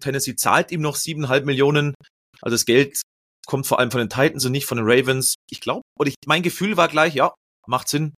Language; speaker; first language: German; native; German